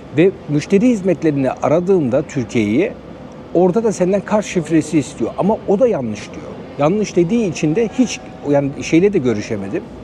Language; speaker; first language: Turkish; native; Turkish